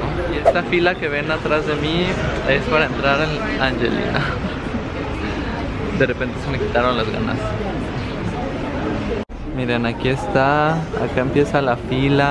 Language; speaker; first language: Spanish; native; Spanish